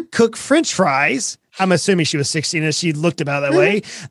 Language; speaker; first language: English; native; English